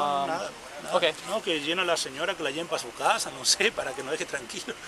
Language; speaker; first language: Spanish; native; Spanish